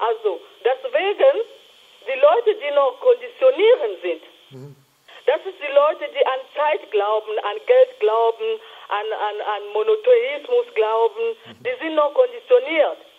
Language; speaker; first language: German; non-native, fluent; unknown